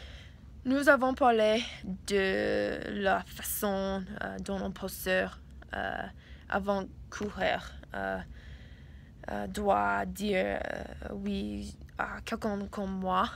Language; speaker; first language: French; non-native, learner; English